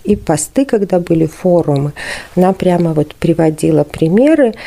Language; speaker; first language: Russian; native; Russian